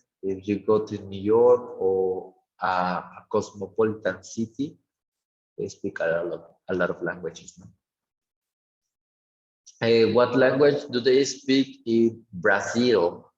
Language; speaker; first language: English; non-native, fluent; Spanish